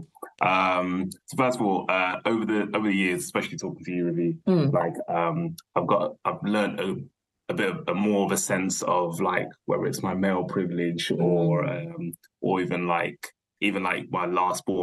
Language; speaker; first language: English; native; English